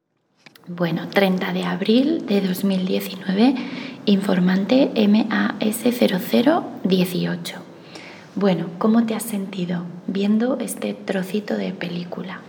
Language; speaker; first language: Spanish; native; Spanish